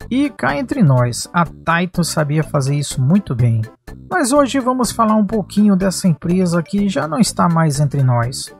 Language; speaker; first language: Portuguese; native; Portuguese